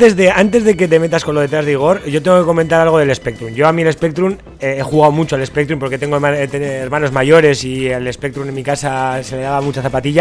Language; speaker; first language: Spanish; native; Spanish